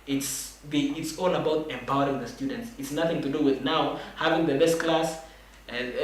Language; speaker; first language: English; non-native, local second language; Kalenjin